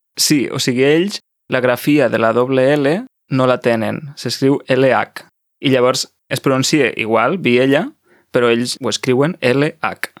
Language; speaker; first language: Catalan; native; Catalan